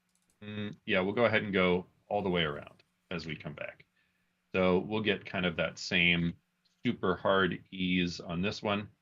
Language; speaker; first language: English; native; English